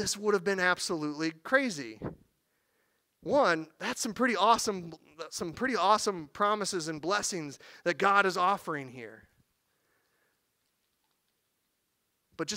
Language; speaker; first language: English; native; English